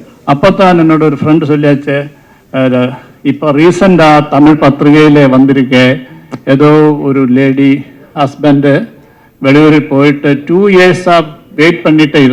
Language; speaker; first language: Tamil; non-native, learner; Malayalam